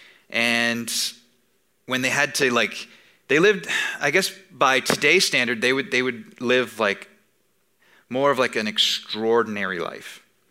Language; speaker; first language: English; native; English